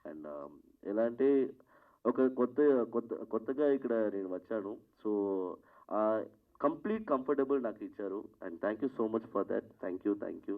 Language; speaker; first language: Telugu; non-native, learner; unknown